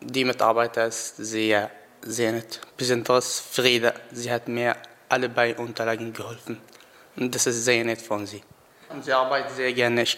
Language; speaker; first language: German; non-native, learner; Arabic